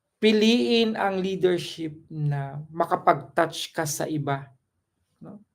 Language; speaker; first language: Filipino; non-native, local second language; Cebuano